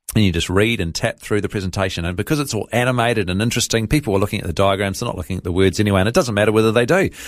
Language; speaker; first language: English; native; English